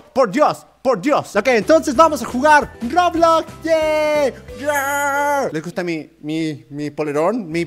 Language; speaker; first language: Spanish; non-native, learner; English